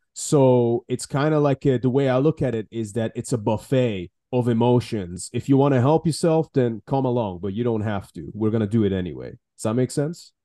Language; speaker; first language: English; non-native, fluent; Persian